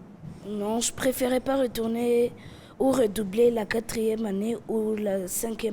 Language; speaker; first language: French; non-native, learner; Kinyarwanda